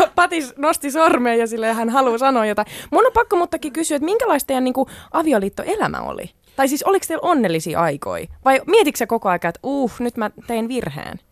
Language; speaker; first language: Finnish; early bilingual, other home language; Sinhala